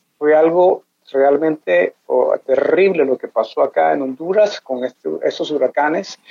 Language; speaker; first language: Spanish; native; Spanish